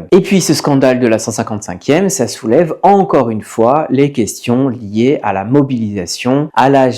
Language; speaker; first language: French; native; French